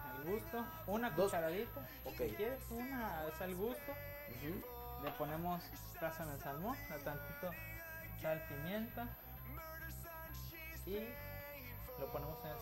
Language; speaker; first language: Spanish; native; Spanish